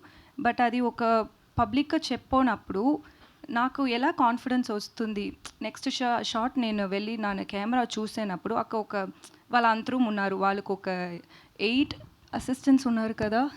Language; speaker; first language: Telugu; non-native, local second language; Tamil